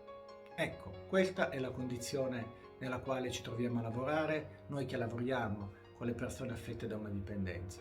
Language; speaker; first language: Italian; native; Italian